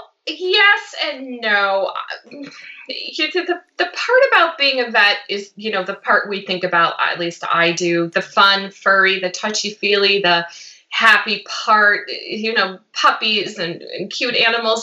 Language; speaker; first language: English; native; English